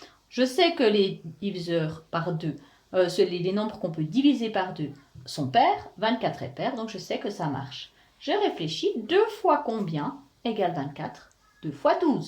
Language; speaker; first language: French; native; French